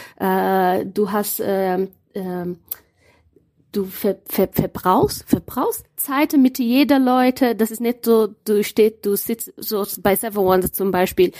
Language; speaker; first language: German; non-native, learner; Portuguese